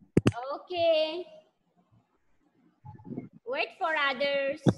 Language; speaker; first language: English; non-native, learner; Bangla